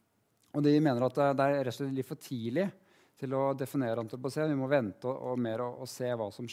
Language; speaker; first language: Norwegian; native; Norwegian